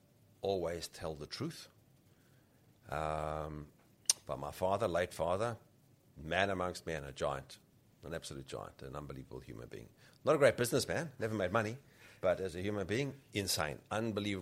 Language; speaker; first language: English; native; English